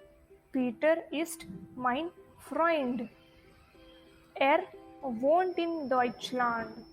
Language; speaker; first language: German; non-native, learner; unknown